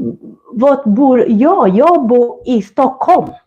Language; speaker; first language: Swedish; non-native, fluent; Kikuyu